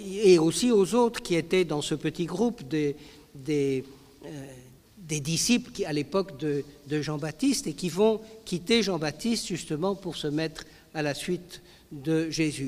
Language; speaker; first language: French; native; French